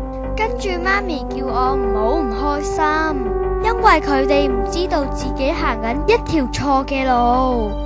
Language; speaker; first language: Cantonese; early bilingual, other home language; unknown